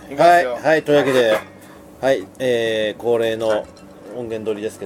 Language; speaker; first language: Japanese; native; Japanese